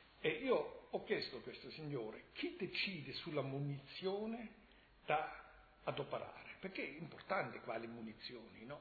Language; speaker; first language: Italian; non-native, fluent; German